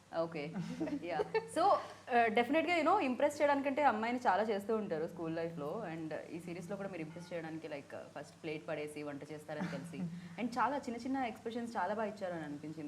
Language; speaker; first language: Telugu; native; Telugu